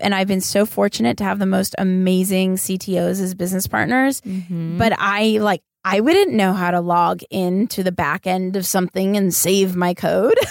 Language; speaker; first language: English; native; English